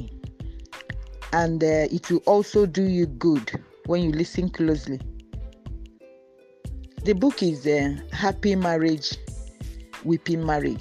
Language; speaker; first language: English; non-native, local second language; Igbo